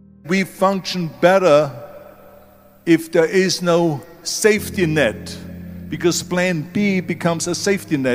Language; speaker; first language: English; non-native, fluent; German